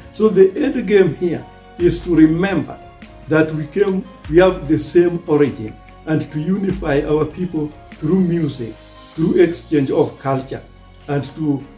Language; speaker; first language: English; non-native, local second language; Luo (Kenya and Tanzania)